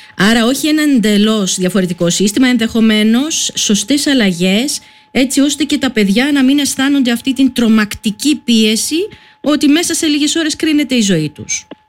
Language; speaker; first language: Greek; native; Greek